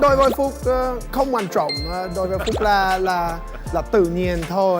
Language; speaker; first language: Vietnamese; non-native, learner; English